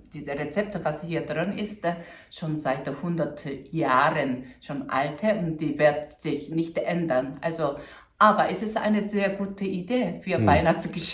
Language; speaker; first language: German; non-native, fluent; Korean